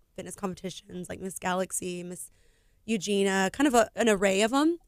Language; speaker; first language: English; native; English